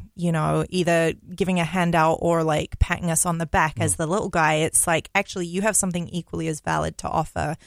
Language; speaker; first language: English; native; English